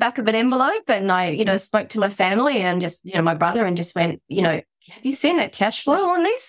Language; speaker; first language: English; native; English